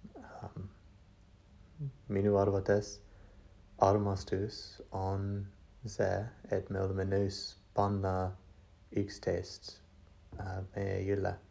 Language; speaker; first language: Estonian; non-native, learner; English